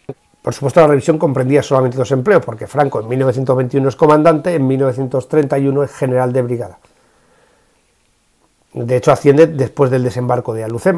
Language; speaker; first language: Spanish; native; Spanish